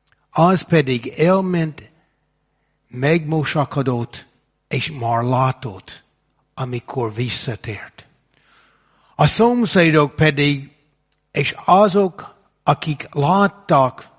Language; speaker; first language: Hungarian; non-native, fluent; English